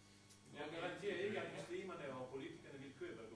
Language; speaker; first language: Danish; non-native, fluent; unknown